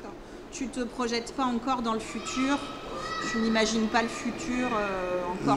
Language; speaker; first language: French; native; French